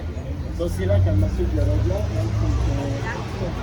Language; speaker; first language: Indonesian; non-native, fluent; Hebrew